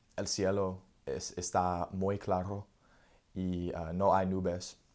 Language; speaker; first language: Spanish; non-native, learner; English